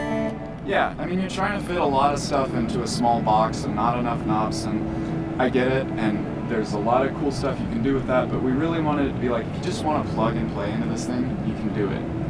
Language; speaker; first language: English; native; English